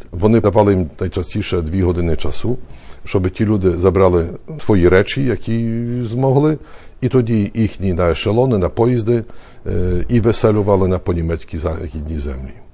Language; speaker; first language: Ukrainian; early bilingual, heritage; Ukrainian